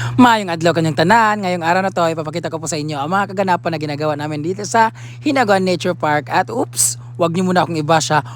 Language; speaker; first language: Filipino; non-native, local second language; Cebuano